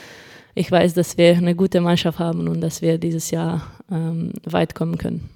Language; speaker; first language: German; non-native, fluent; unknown